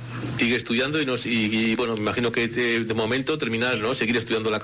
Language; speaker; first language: Spanish; native; Spanish